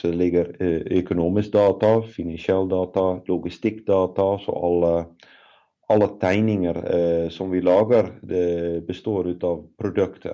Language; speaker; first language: Norwegian; non-native, fluent; Dutch